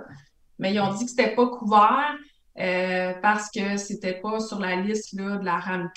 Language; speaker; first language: French; native; French